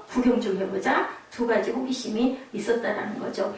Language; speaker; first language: Korean; native; Korean